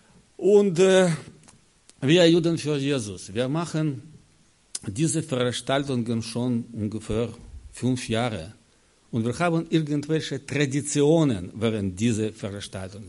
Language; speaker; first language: German; non-native, learner; Russian